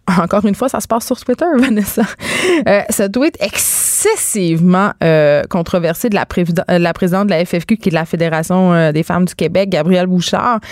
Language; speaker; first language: French; native; French